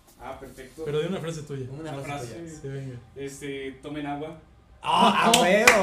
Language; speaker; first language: Spanish; native; Spanish